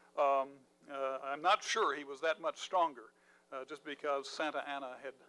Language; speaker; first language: English; native; English